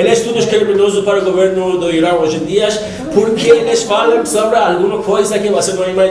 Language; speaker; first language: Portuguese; non-native, learner; Persian